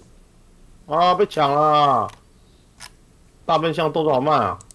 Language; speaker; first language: Chinese; native; Chinese